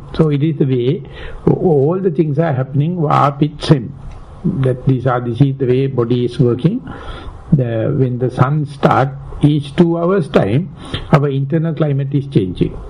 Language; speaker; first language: English; non-native, local second language; Sinhala